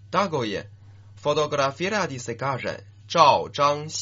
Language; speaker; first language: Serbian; non-native, fluent; Chinese